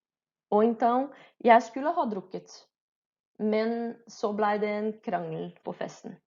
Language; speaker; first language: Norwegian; non-native, fluent; Portuguese